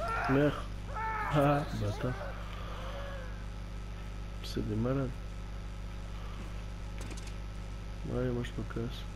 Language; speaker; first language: French; native; French